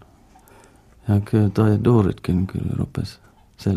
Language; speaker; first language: Finnish; non-native, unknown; English